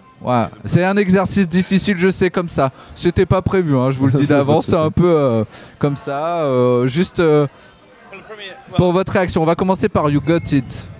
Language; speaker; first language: French; native; French